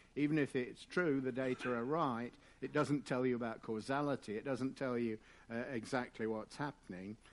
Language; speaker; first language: English; native; English